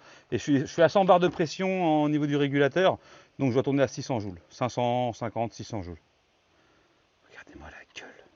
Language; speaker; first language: French; native; French